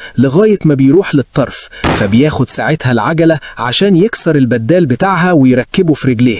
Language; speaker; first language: Arabic; native; Arabic